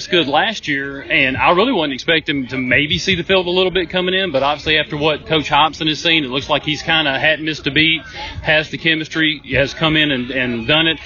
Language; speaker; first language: English; native; English